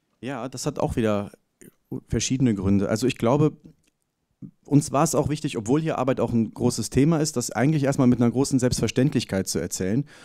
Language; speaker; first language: German; native; German